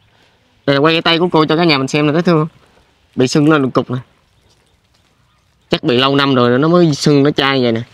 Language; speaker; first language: Vietnamese; native; Vietnamese